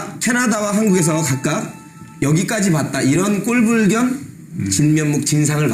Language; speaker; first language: Korean; native; Korean